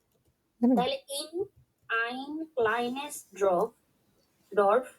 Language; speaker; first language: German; non-native, learner; Bangla